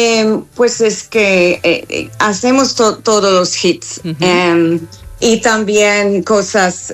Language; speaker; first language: Spanish; non-native, fluent; English